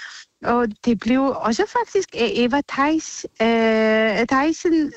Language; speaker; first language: Danish; non-native, fluent; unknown